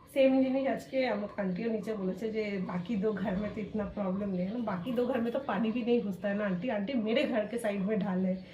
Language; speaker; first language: Hindi; non-native, local second language; Bangla